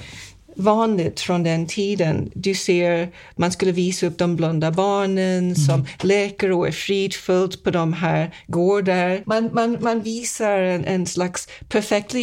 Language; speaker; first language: Swedish; non-native, fluent; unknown